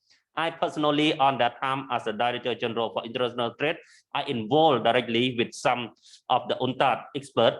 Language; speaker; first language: English; non-native, learner; Khmer